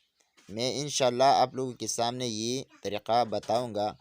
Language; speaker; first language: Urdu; non-native, local second language; Pashto